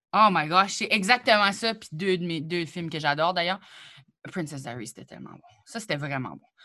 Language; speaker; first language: French; native; French